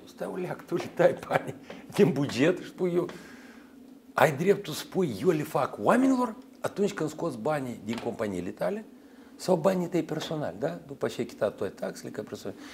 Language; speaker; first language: Romanian; native; Romanian